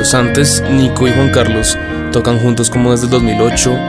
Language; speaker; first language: Spanish; native; Spanish